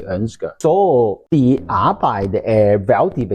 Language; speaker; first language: Norwegian; non-native, learner; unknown